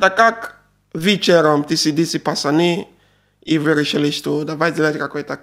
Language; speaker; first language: Russian; non-native, learner; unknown